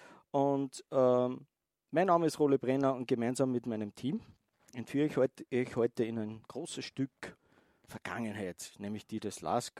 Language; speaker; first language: German; native; German